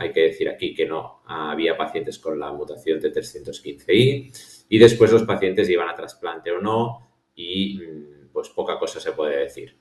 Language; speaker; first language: Spanish; native; Spanish